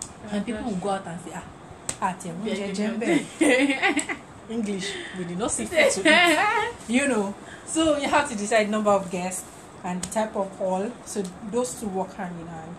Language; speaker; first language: English; non-native, local second language; Yoruba